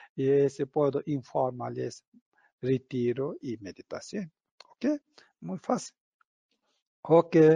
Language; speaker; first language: Spanish; non-native, learner; Tibetan